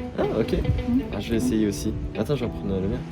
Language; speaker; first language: French; native; French